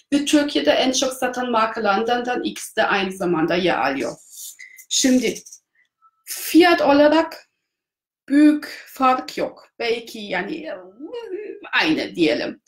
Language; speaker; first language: Turkish; non-native, fluent; German